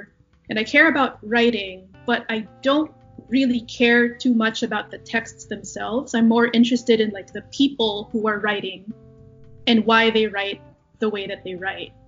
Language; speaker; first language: English; non-native, local second language; Filipino